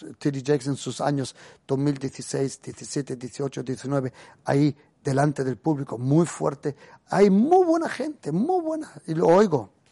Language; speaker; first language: Spanish; early bilingual, heritage; Spanish